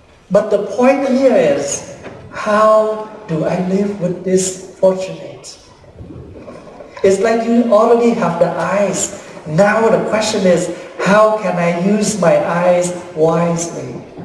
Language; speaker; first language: English; early bilingual, other home language; Vietnamese